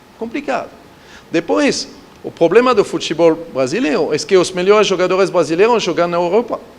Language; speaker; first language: Portuguese; non-native, fluent; French